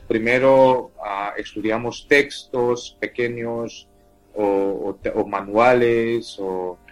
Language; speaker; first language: Spanish; non-native, fluent; Tamil